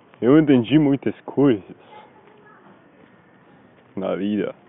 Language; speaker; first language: Portuguese; non-native, learner; Spanish